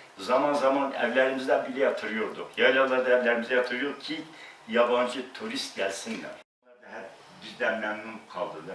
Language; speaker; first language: Turkish; non-native, local second language; Kurdish